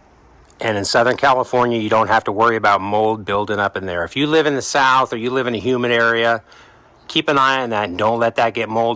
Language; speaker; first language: English; native; English